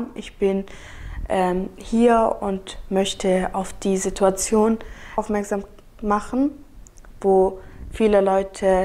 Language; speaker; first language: German; early bilingual, other home language; Kurdish